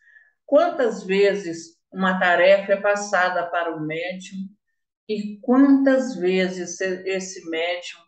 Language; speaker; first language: Portuguese; native; Portuguese